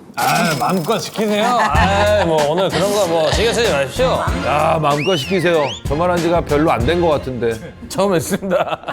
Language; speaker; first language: Korean; native; Korean